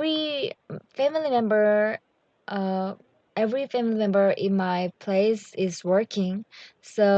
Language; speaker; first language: English; non-native, learner; Korean